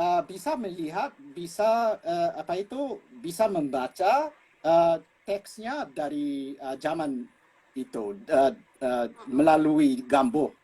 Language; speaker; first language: Indonesian; non-native, fluent; English